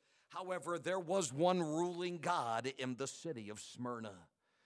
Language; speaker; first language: English; native; English